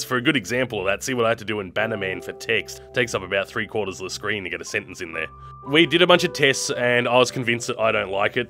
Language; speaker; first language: English; native; English